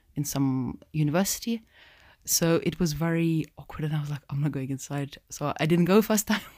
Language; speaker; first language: English; non-native, fluent; Russian